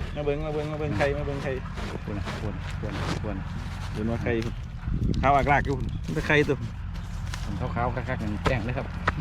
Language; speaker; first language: Thai; non-native, local second language; Northeastern Thai